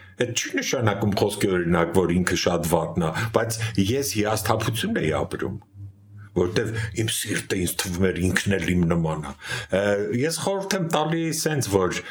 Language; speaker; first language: Armenian; native; Armenian